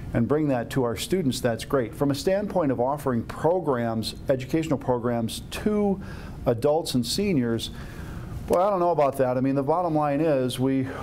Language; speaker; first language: English; native; English